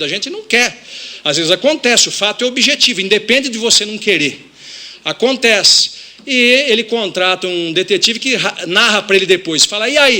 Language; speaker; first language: Portuguese; native; Portuguese